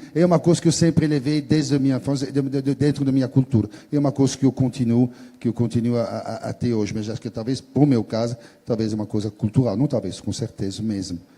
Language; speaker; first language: Portuguese; non-native, fluent; French